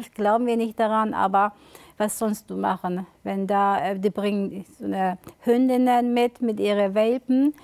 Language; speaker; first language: German; early bilingual, other home language; Turkish